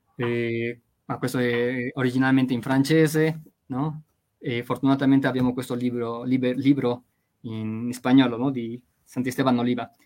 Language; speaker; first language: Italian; non-native, fluent; Spanish